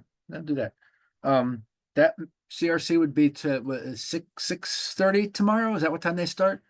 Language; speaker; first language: English; native; English